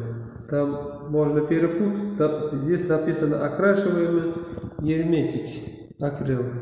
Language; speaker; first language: Russian; non-native, learner; Uzbek